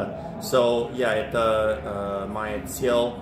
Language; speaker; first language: Russian; non-native, learner; English